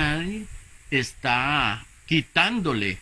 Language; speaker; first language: Spanish; native; Spanish